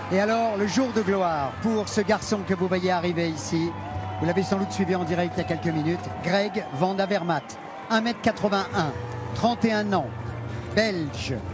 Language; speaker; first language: French; native; French